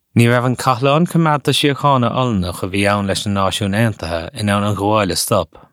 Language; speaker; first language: Irish; native; Irish